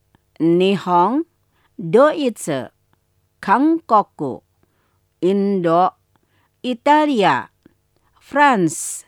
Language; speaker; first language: Japanese; non-native, learner; Indonesian